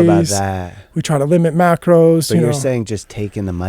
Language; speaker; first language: English; native; English